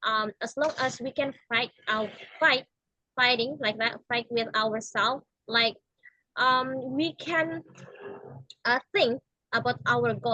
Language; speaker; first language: English; non-native, learner; Indonesian